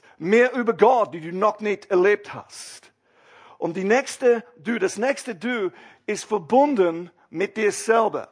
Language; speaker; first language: German; non-native, fluent; English